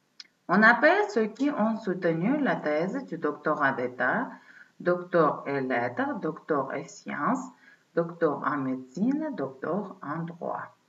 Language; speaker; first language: French; non-native, fluent; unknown